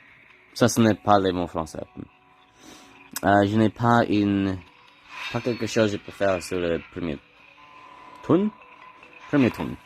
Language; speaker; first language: French; non-native, learner; English